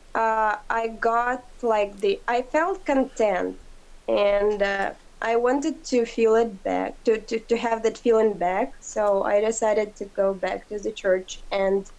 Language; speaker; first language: English; non-native, fluent; Ukrainian